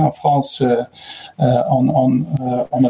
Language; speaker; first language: French; non-native, learner; Dutch